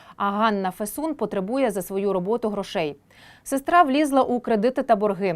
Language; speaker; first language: Ukrainian; native; Ukrainian